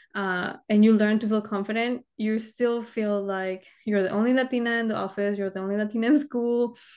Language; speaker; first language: English; early bilingual, other home language; Spanish